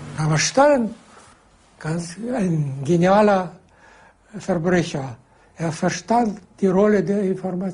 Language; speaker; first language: German; non-native, fluent; Russian